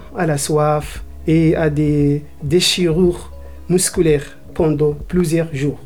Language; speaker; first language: French; non-native, learner; Arabic